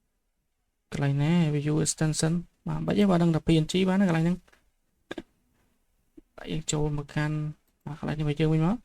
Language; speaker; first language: Khmer; native; Khmer